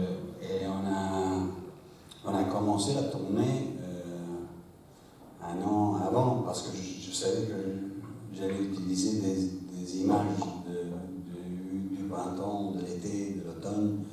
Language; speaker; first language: French; non-native, fluent; English